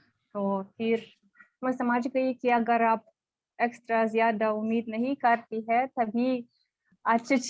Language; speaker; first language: Hindi; non-native, learner; Russian